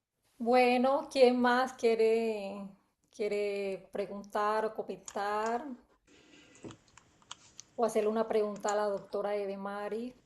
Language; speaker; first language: Spanish; native; Spanish